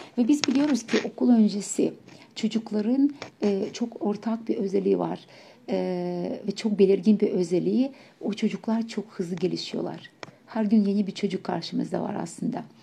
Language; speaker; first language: Turkish; non-native, fluent; Ukrainian